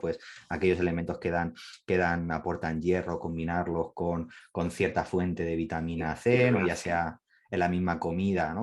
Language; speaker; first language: Spanish; native; Spanish